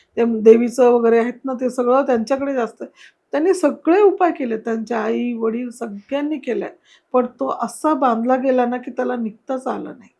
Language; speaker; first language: Marathi; non-native, local second language; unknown